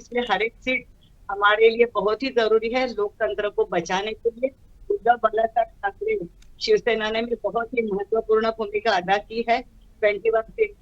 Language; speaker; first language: Hindi; non-native, local second language; Marathi